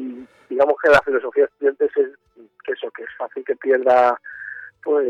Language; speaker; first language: Spanish; native; Spanish